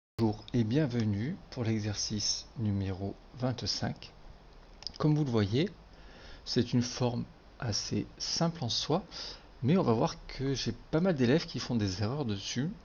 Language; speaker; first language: French; native; French